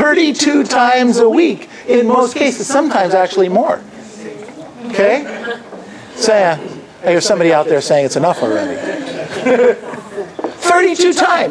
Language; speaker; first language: English; native; English